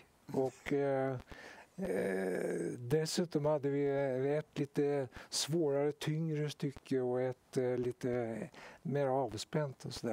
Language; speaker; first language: Swedish; native; Swedish